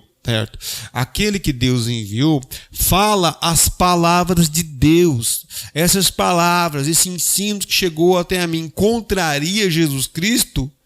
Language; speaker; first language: Portuguese; native; Portuguese